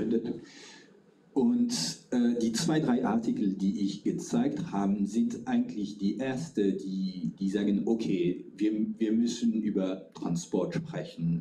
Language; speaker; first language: German; non-native, fluent; French